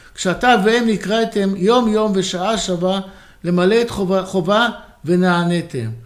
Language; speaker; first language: Hebrew; native; Hebrew